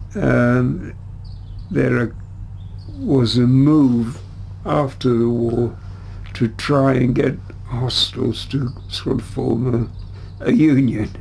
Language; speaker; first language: English; early bilingual, other home language; German